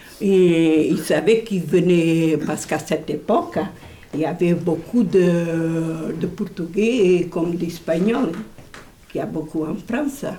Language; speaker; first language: French; non-native, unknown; Portuguese